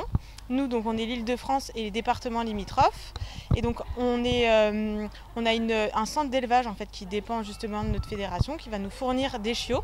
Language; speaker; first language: French; native; French